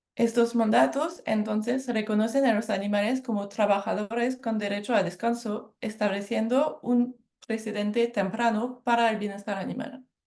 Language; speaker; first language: Spanish; non-native, fluent; French